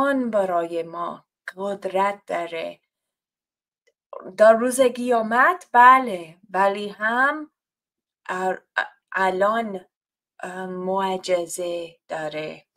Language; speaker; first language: Persian; non-native, fluent; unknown